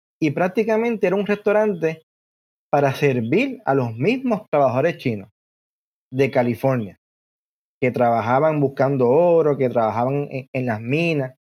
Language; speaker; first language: Spanish; native; Spanish